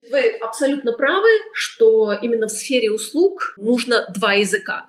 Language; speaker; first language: Russian; native; Russian